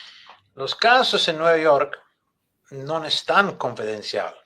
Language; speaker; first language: Spanish; non-native, fluent; English